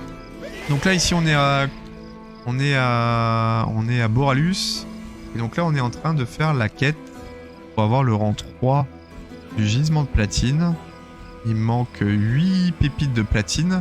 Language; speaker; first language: French; native; French